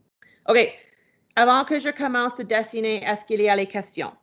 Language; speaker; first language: French; non-native, local second language; English